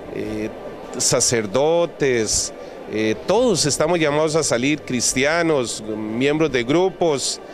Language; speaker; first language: Spanish; native; Spanish